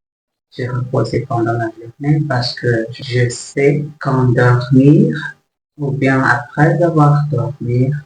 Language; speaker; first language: French; non-native, learner; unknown